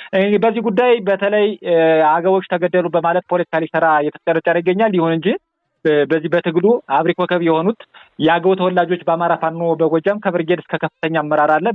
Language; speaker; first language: Amharic; native; Amharic